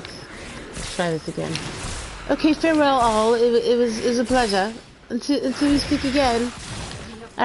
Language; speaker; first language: English; native; English